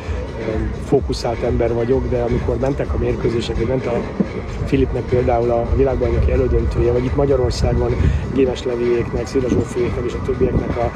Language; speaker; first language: Hungarian; native; Hungarian